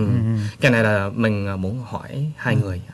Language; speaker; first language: Vietnamese; early bilingual, heritage; Vietnamese